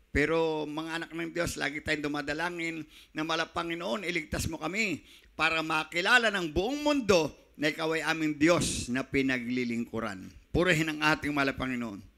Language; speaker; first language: Filipino; native; Filipino